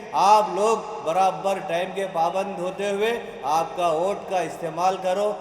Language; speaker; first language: Hindi; non-native, local second language; Telugu